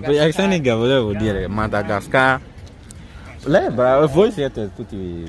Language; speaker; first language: Italian; non-native, fluent; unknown